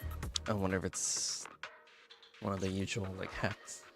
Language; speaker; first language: English; native; English